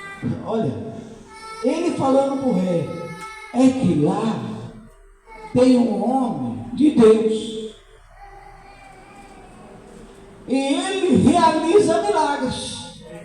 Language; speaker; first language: Portuguese; native; Portuguese